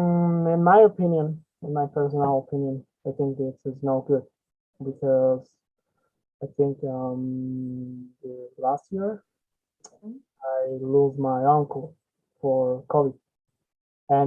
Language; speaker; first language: English; non-native, learner; Spanish